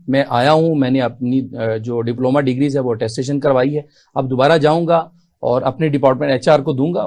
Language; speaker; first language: Urdu; non-native, local second language; Punjabi